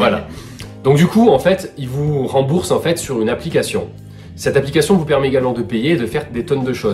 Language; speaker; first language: French; native; French